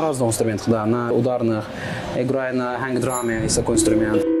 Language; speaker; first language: Russian; non-native, fluent; Azerbaijani